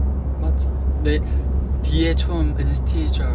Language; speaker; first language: Korean; non-native, fluent; Chinese